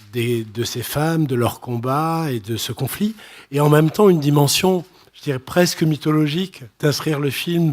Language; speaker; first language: French; native; French